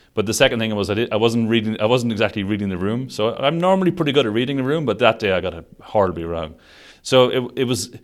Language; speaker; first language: English; native; English